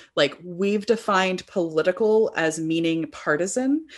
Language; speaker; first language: English; native; English